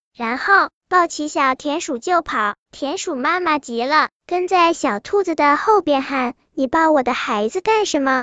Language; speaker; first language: Chinese; native; Chinese